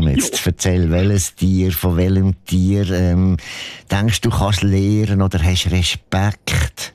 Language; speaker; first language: German; native; German